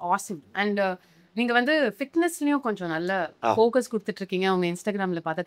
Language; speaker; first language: Tamil; native; Tamil